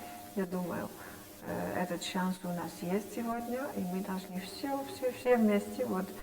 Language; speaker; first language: Russian; non-native, fluent; Dutch